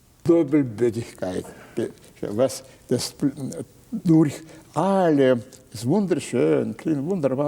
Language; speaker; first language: German; non-native, fluent; Russian